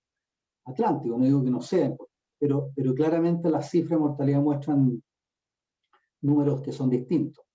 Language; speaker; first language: Spanish; native; Spanish